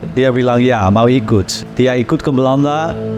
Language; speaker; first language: Indonesian; non-native, learner; Dutch